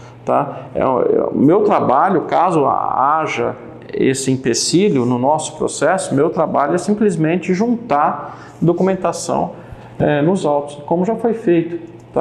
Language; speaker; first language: Portuguese; native; Portuguese